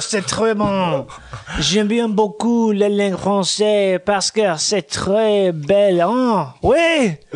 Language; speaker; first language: French; non-native, learner; English